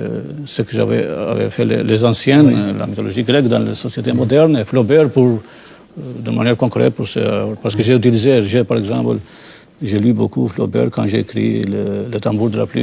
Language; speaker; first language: French; non-native, fluent; Albanian